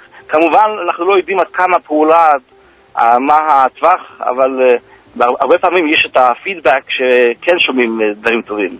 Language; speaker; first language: Hebrew; early bilingual, heritage; Hebrew